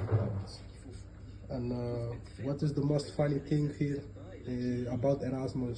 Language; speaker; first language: English; non-native, learner; Portuguese